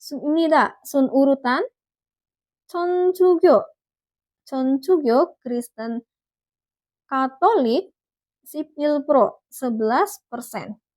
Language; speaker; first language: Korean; non-native, fluent; Indonesian